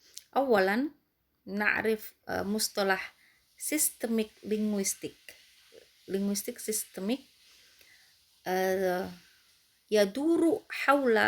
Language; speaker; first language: Arabic; non-native, fluent; Indonesian